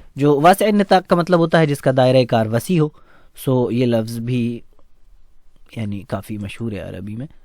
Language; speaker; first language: Urdu; native; Urdu